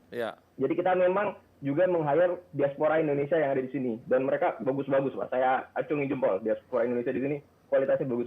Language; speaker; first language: Indonesian; native; Indonesian